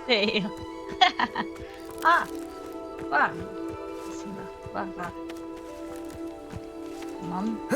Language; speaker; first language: Turkish; non-native, learner; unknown